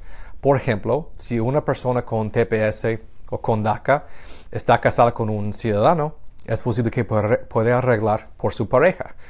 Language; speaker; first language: Spanish; non-native, fluent; English